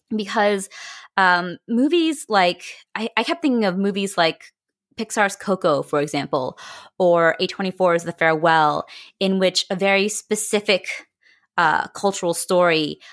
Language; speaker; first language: English; early bilingual, other home language; Vietnamese